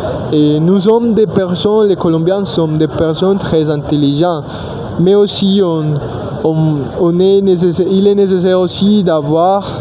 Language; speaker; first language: French; non-native, learner; Spanish